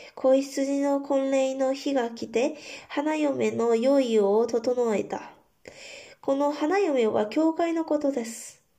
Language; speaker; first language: Japanese; non-native, fluent; Korean